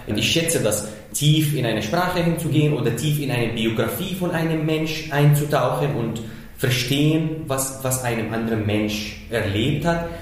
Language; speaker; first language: German; non-native, fluent; Arabic